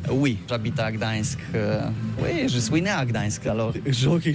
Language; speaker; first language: French; non-native, learner; Polish